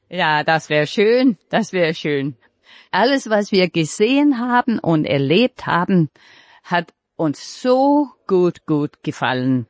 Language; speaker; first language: German; non-native, fluent; Danish